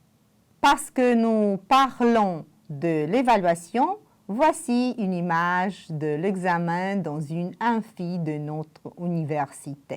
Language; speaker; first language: French; non-native, fluent; Romanian